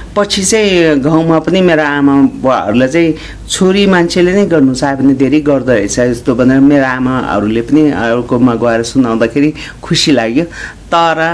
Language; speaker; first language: Nepali; non-native, local second language; Sherpa